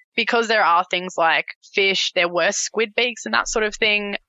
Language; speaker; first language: English; native; English